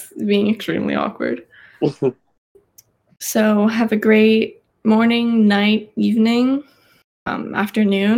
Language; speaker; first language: English; native; English